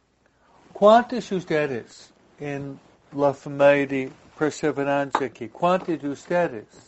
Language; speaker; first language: Spanish; non-native, fluent; English